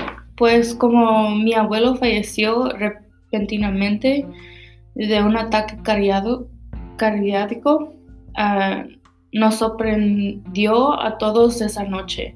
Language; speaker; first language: Spanish; early bilingual, heritage; Spanish